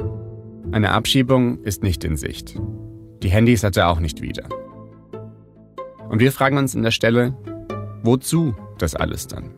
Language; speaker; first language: German; native; German